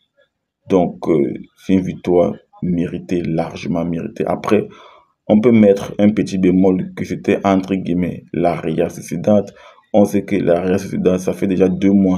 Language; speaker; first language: French; native; French